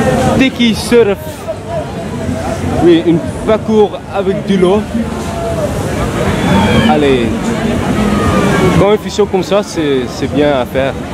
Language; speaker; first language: French; non-native, learner; Dutch